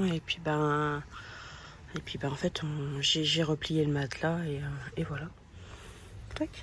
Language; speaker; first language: French; native; French